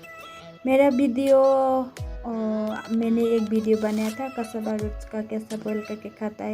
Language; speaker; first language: Hindi; non-native, local second language; Bodo